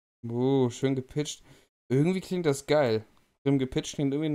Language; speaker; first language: German; native; German